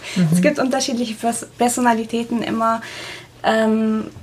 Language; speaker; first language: German; non-native, fluent; Arabic